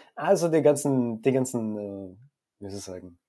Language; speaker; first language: German; native; German